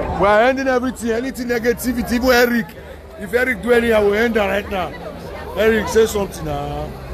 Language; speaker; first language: English; non-native, local second language; Bini